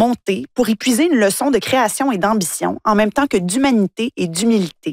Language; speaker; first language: French; native; French